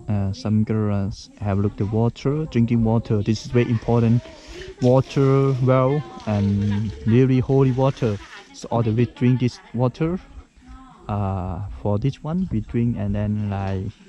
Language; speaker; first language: English; non-native, learner; Khün